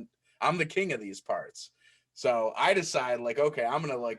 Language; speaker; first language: English; native; English